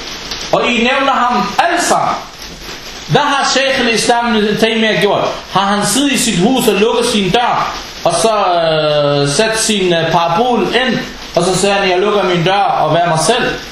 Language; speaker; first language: Danish; non-native, fluent; Arabic